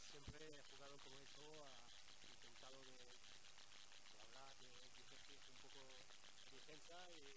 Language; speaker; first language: Spanish; non-native, learner; French